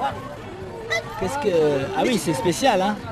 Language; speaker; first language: French; native; French